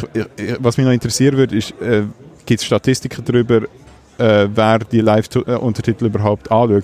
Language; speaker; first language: German; native; German